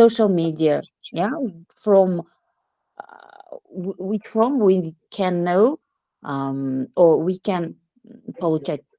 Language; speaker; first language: English; non-native, learner; Russian